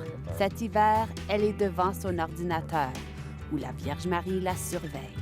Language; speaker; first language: French; native; French